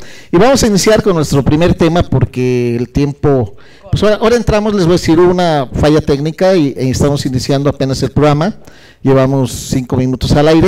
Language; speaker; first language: Spanish; native; Spanish